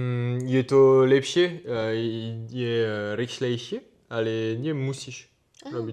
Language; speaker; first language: Slovak; non-native, learner; French